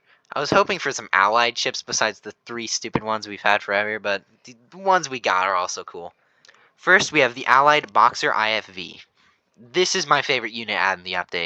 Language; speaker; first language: English; native; English